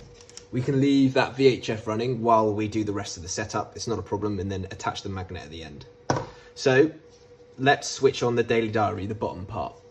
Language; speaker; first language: English; native; English